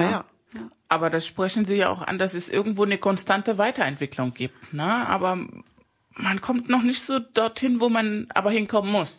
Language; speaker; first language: German; non-native, fluent; Spanish